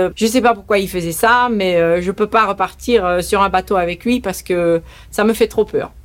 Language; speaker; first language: French; early bilingual, other home language; Dutch